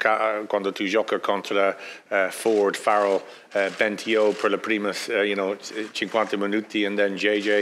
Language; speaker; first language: Italian; non-native, learner; English